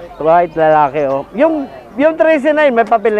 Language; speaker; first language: Filipino; native; Filipino